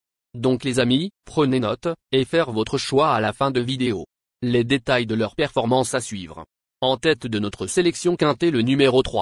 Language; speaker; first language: French; native; French